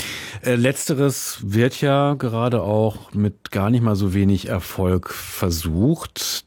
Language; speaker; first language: German; native; German